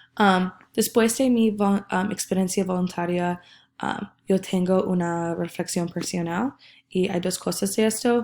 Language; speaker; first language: Spanish; non-native, learner; English